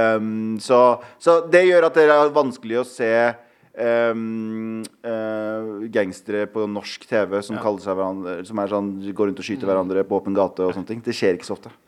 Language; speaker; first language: Norwegian; early bilingual, other home language; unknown